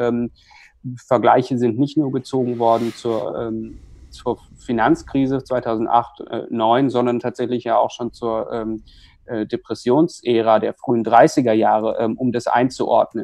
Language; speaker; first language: German; native; German